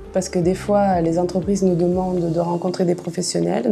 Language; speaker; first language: French; non-native, fluent; Italian